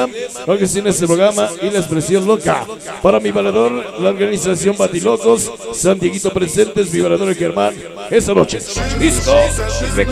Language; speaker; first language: Spanish; native; Spanish